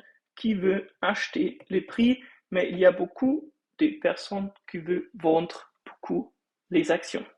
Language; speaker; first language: French; non-native, fluent; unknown